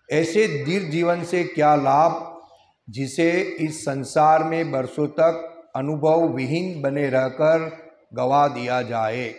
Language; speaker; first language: Hindi; non-native, local second language; Gujarati